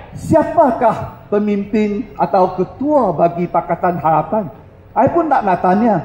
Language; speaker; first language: Malay; non-native, local second language; Chinese